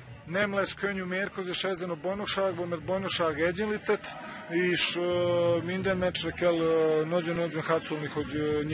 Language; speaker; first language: Hungarian; non-native, learner; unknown